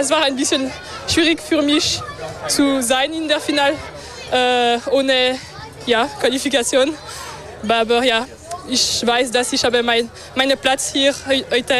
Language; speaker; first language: German; non-native, local second language; French